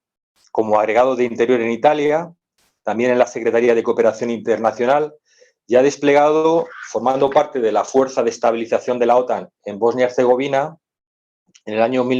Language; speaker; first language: Spanish; native; Spanish